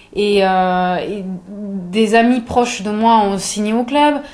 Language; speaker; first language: French; native; French